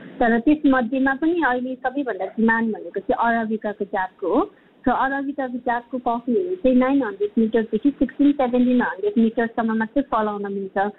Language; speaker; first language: Nepali; non-native, local second language; Sherpa